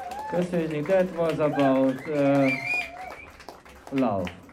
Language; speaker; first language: English; non-native, learner; Hungarian